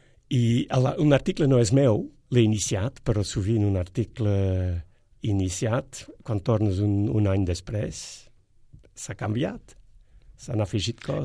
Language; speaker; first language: Catalan; non-native, fluent; Dutch